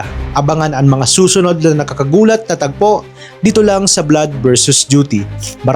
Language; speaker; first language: Filipino; native; Filipino